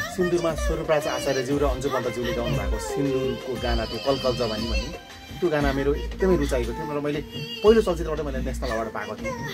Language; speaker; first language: Nepali; non-native, local second language; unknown